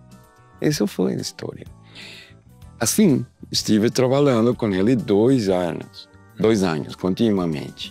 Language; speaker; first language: Portuguese; non-native, learner; Spanish